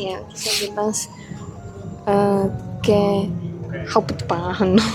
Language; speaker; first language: Indonesian; non-native, learner; Czech